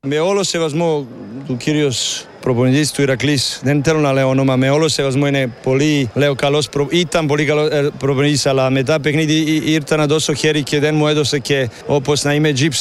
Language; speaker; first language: Greek; non-native, learner; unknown